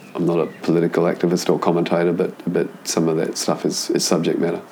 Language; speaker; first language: English; native; English